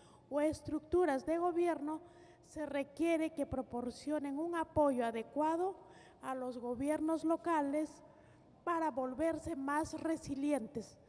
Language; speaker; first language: Spanish; native; Spanish